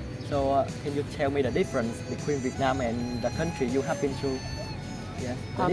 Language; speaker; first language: English; non-native, learner; Vietnamese